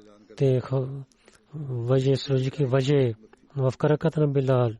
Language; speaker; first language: Bulgarian; non-native, learner; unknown